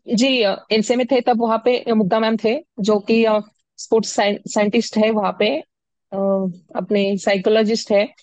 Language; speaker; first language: Hindi; non-native, local second language; Marathi